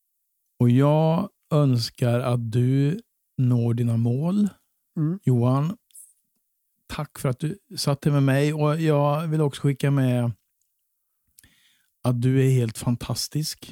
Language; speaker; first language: Swedish; native; Swedish